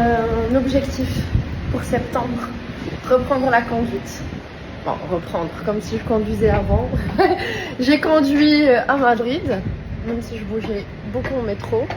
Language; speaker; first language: French; native; French